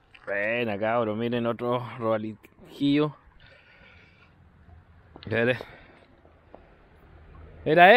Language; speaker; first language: Spanish; native; Spanish